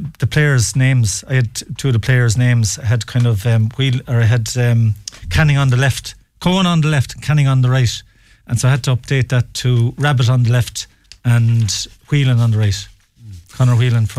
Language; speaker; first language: English; native; English